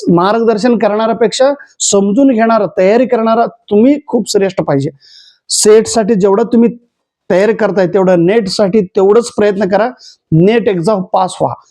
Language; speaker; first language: Marathi; non-native, local second language; Kannada